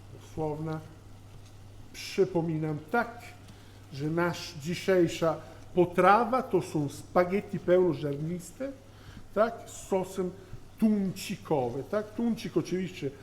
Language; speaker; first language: Polish; non-native, learner; Italian